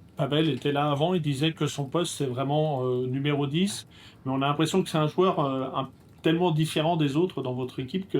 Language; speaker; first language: French; native; French